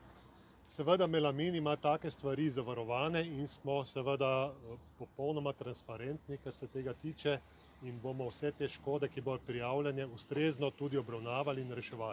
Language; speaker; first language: Slovenian; native; Slovenian